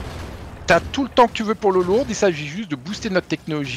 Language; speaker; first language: French; native; French